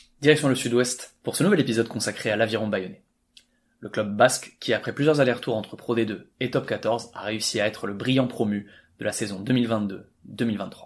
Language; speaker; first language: French; native; French